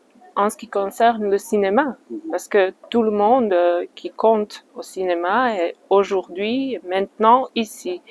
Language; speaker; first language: French; non-native, fluent; Slovak